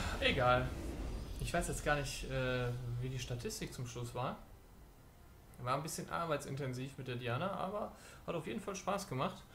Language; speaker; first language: German; native; German